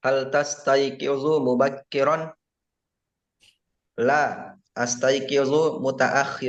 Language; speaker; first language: Arabic; non-native, learner; Indonesian